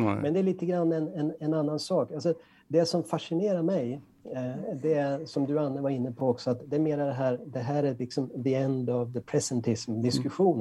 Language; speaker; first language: Swedish; native; Swedish